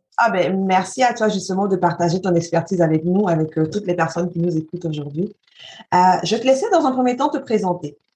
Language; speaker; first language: French; native; French